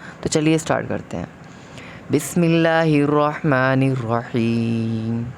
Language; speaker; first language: Urdu; native; Urdu